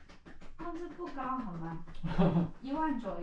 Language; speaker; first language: Chinese; native; Chinese